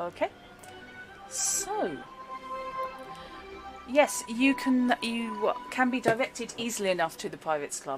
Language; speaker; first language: English; native; English